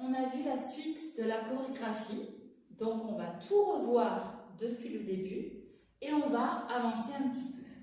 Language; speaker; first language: French; native; French